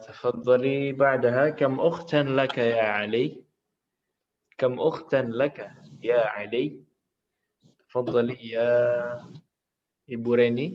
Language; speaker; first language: Arabic; non-native, fluent; Indonesian